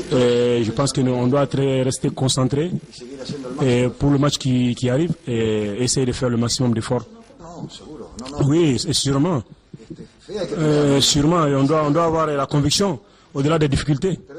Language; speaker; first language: French; non-native, fluent; Spanish